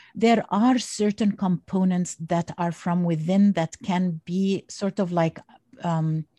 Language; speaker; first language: English; non-native, fluent; Arabic